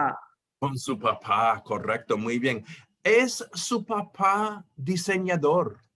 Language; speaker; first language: Spanish; non-native, fluent; English